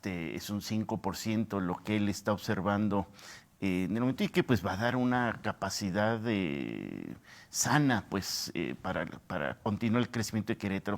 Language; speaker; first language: Spanish; native; Spanish